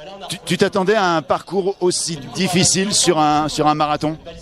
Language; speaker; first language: French; native; French